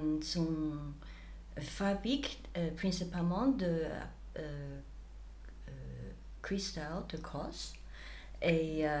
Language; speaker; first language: French; non-native, fluent; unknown